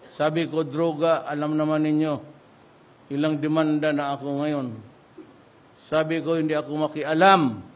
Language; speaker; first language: Filipino; non-native, local second language; Cebuano